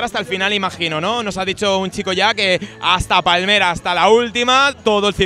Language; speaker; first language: Spanish; native; Spanish